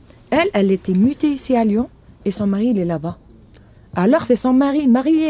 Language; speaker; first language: French; non-native, local second language; Arabic